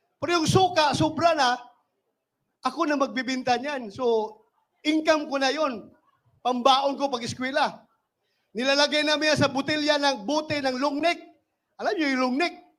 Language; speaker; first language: Filipino; non-native, local second language; Cebuano